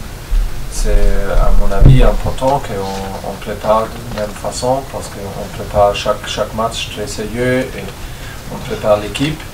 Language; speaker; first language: French; non-native, fluent; German